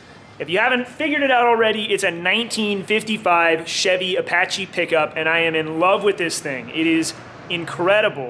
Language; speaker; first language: English; native; English